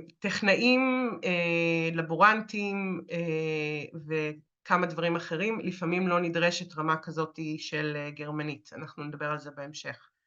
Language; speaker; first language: Hebrew; native; Hebrew